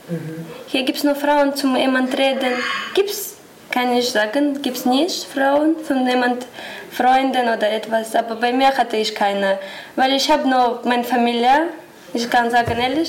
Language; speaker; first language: German; non-native, learner; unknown